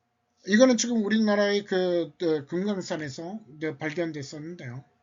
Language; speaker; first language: Korean; native; Korean